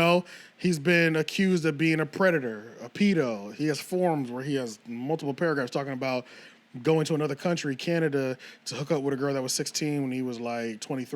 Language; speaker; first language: English; native; English